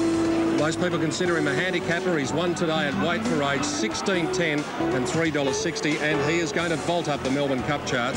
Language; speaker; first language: English; native; English